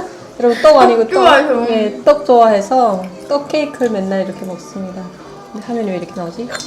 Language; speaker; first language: Korean; native; Korean